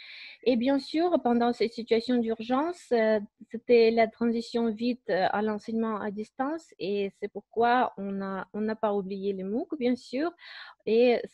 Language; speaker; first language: French; non-native, fluent; Russian